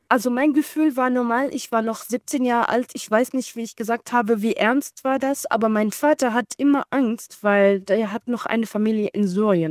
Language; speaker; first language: German; non-native, learner; Arabic